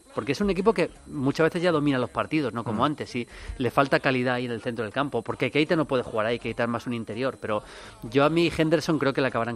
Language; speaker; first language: Spanish; native; Spanish